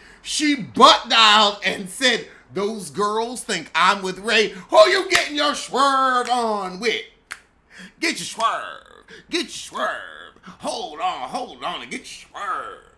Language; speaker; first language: English; native; English